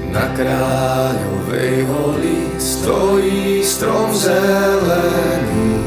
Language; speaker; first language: Slovak; native; Slovak